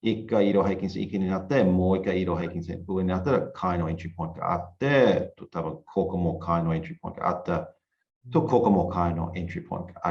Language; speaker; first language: Japanese; non-native, learner; English